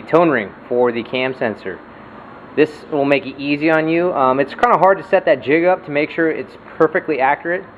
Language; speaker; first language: English; native; English